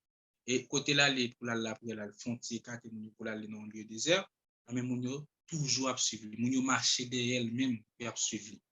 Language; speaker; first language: French; non-native, local second language; Haitian Creole